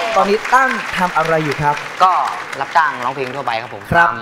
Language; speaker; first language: Thai; native; Thai